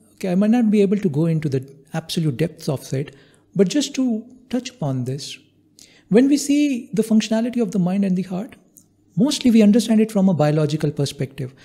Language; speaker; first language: English; non-native, local second language; Hindi